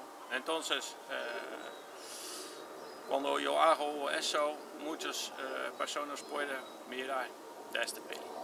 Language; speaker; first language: Spanish; non-native, learner; Dutch